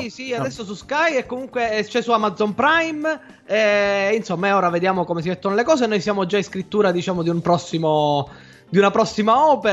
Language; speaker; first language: Italian; native; Italian